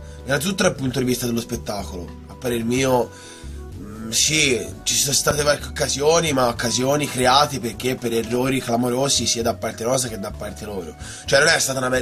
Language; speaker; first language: Italian; native; Italian